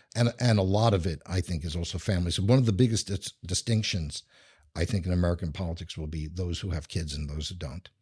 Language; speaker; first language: English; native; English